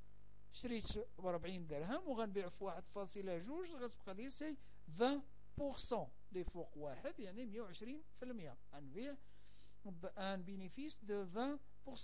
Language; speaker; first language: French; non-native, local second language; Arabic